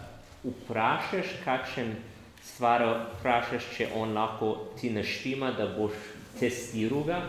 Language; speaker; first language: Slovenian; non-native, learner; English